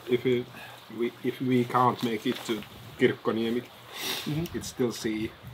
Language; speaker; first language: English; non-native, fluent; Finnish